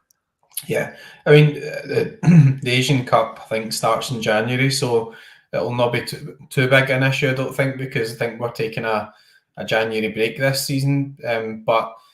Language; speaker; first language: English; native; English